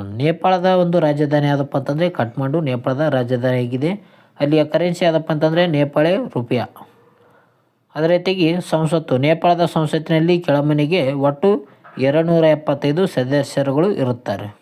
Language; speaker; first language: Kannada; native; Kannada